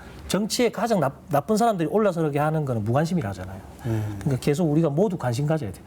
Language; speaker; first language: Korean; native; Korean